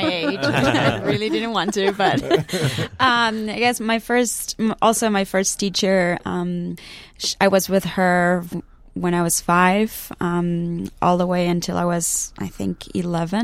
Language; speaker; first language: English; non-native, fluent; Spanish